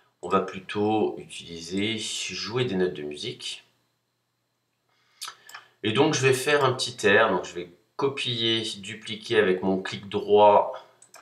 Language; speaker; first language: French; native; French